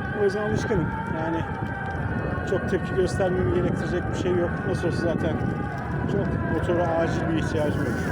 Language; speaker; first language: Turkish; native; Turkish